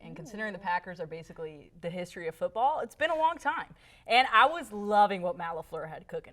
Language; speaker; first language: English; native; English